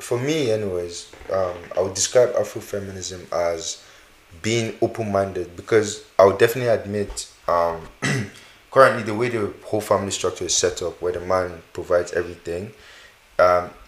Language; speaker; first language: English; non-native, local second language; Hausa